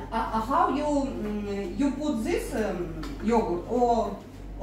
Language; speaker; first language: English; non-native, learner; Russian